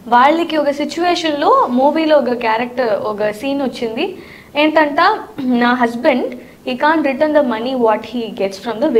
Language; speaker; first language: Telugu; non-native, learner; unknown